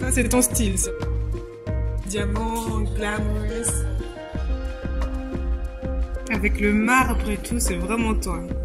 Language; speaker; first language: French; native; French